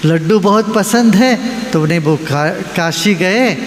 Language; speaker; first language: Hindi; non-native, local second language; Malayalam